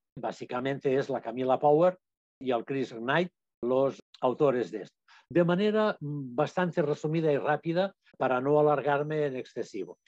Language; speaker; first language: Spanish; non-native, local second language; Catalan